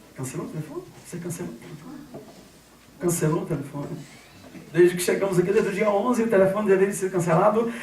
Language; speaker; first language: Portuguese; native; Portuguese